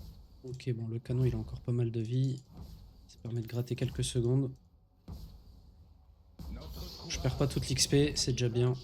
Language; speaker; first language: French; native; French